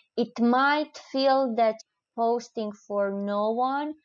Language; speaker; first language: English; non-native, fluent; Romanian